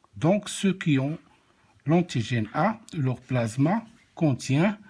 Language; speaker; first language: French; non-native, local second language; Arabic